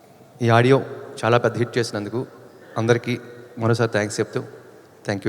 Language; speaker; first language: Telugu; native; Telugu